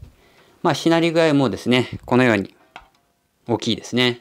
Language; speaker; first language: Japanese; native; Japanese